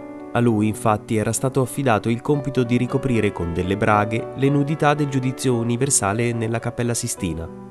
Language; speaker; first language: Italian; native; Italian